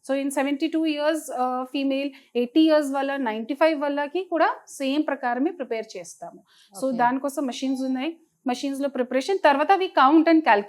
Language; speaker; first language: Telugu; non-native, local second language; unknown